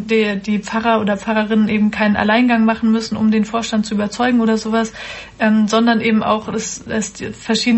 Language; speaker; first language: German; native; German